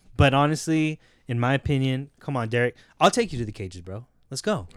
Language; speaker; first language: English; native; English